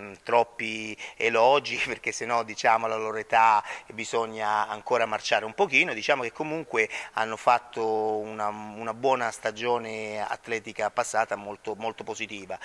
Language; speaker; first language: Italian; native; Italian